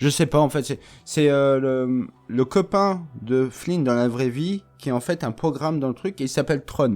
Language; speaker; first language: French; native; French